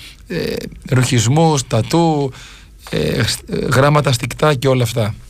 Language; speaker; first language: Greek; native; Greek